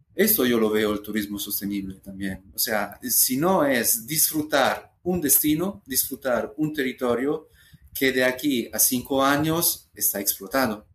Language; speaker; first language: Spanish; non-native, fluent; Italian